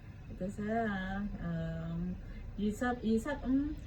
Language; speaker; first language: Cantonese; non-native, learner; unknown